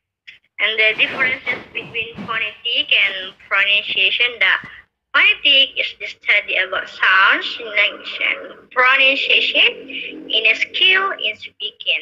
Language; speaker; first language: English; non-native, learner; Indonesian